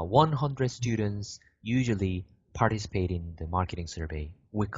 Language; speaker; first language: English; non-native, learner; Korean